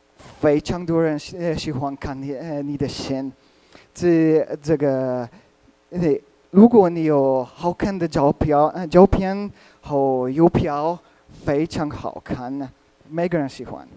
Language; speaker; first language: Chinese; non-native, learner; Hungarian